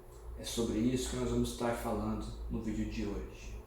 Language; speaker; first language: Portuguese; native; Portuguese